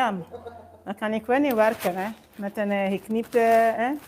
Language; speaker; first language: Dutch; non-native, learner; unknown